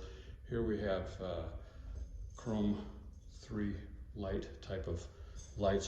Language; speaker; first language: English; native; English